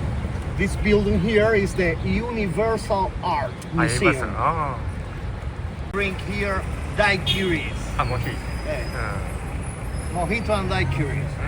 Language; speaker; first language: English; non-native, fluent; Spanish